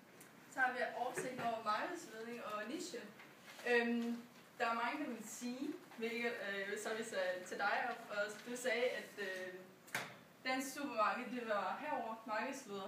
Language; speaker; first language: Danish; native; Danish